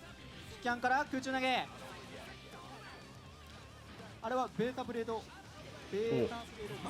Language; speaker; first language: Japanese; native; Japanese